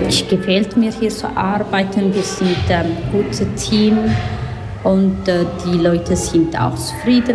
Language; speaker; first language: German; non-native, learner; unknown